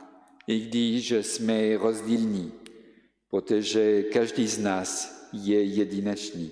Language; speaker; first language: Czech; non-native, fluent; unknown